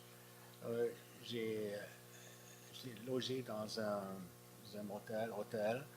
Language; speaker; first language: French; non-native, fluent; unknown